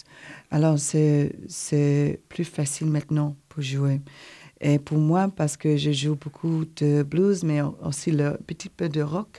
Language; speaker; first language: French; non-native, learner; English